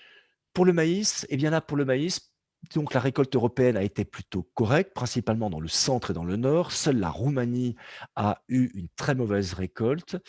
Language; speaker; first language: French; native; French